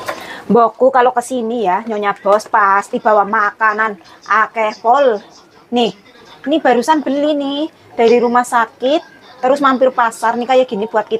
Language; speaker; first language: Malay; non-native, local second language; Javanese